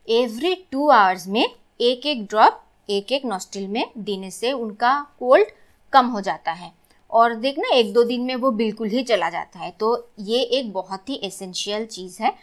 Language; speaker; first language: Hindi; non-native, local second language; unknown